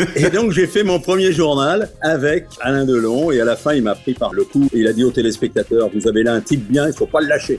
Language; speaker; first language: French; native; French